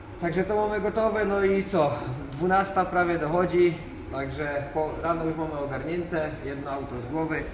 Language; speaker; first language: Polish; native; Polish